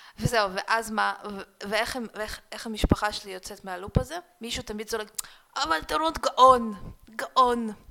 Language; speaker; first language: Hebrew; early bilingual, other home language; Russian